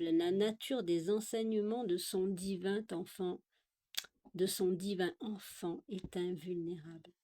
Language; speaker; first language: French; native; French